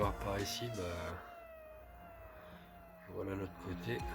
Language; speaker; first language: French; native; French